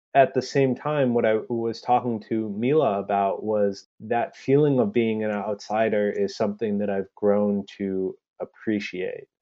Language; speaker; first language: English; early bilingual, other home language; Spanish